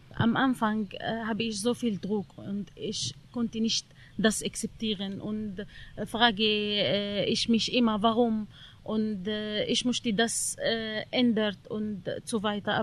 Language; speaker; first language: German; non-native, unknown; Arabic